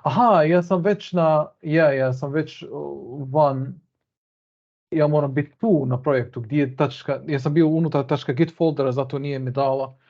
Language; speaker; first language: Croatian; early bilingual, heritage; Bosnian